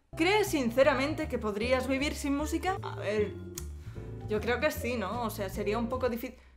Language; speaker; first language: Spanish; native; Spanish